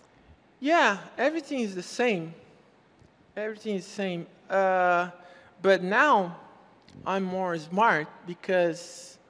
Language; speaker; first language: English; non-native, learner; Portuguese